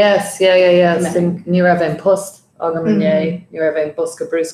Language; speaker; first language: Irish; non-native, fluent; English